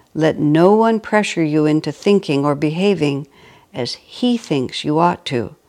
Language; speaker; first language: English; native; English